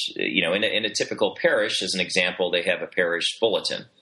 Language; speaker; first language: English; native; English